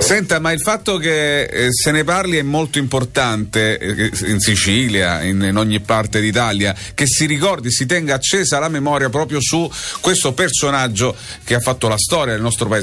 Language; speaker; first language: Italian; native; Italian